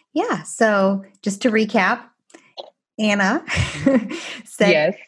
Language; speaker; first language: English; non-native, fluent; Persian